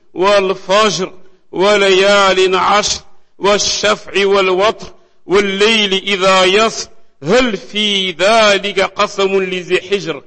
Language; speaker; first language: Arabic; non-native, fluent; Wolof